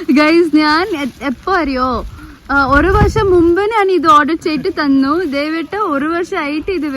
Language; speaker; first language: Malayalam; non-native, local second language; Kannada